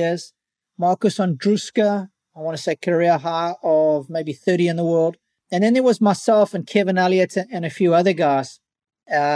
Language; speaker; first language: English; native; English